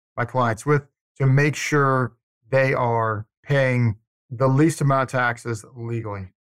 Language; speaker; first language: English; native; English